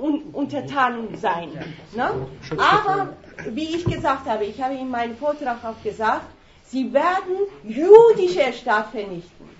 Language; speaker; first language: German; non-native, fluent; Persian